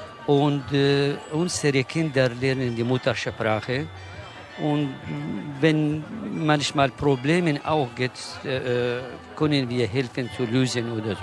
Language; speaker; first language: German; non-native, learner; Kurdish